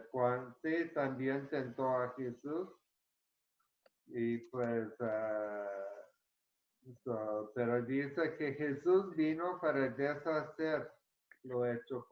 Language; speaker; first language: Spanish; early bilingual, heritage; Spanish